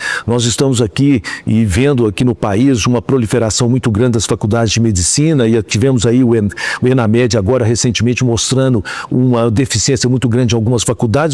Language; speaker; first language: Portuguese; native; Portuguese